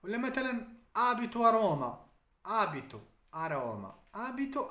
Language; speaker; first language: Italian; non-native, fluent; Arabic